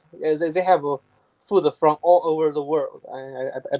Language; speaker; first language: English; non-native, learner; Chinese